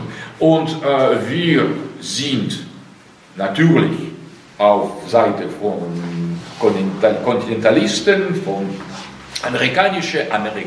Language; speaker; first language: German; non-native, learner; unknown